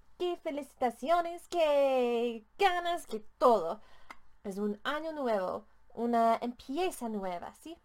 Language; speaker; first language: Spanish; non-native, learner; English